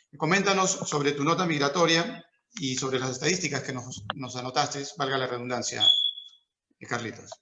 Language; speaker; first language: Spanish; native; Spanish